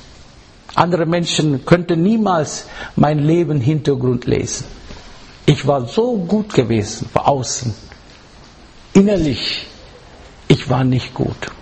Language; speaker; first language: German; non-native, fluent; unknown